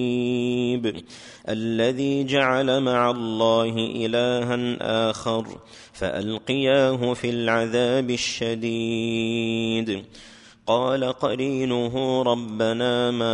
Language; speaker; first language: Arabic; native; Arabic